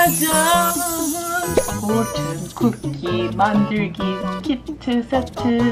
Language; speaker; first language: Korean; non-native, fluent; English